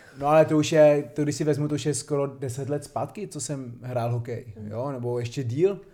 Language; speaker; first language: Czech; non-native, fluent; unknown